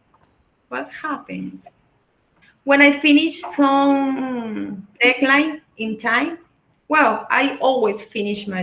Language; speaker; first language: English; non-native, learner; Spanish